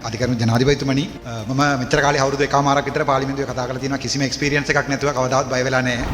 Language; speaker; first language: Sinhala; non-native, local second language; Tamil